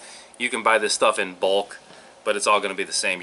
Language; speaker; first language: English; native; English